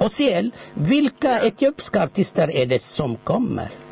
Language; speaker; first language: Swedish; non-native, fluent; Amharic